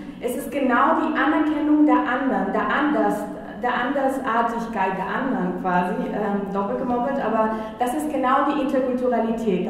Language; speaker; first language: German; non-native, fluent; Spanish